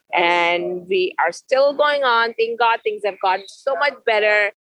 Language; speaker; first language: English; non-native, local second language; Urdu